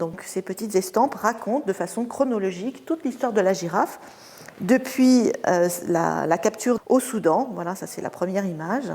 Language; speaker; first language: French; native; French